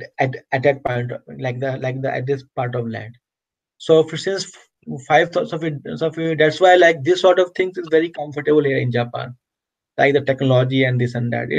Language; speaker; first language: English; non-native, fluent; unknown